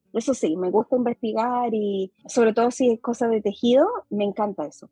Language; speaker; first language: Spanish; native; Spanish